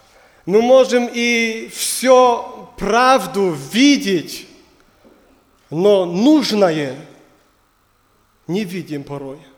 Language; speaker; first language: Russian; non-native, learner; German